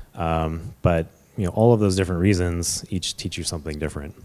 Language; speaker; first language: English; native; English